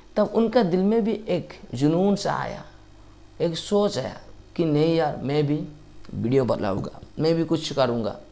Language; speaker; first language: Hindi; non-native, local second language; Odia